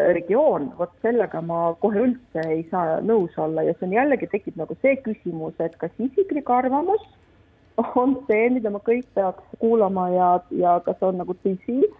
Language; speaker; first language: Estonian; non-native, local second language; Russian